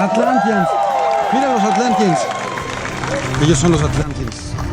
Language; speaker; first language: Spanish; native; Spanish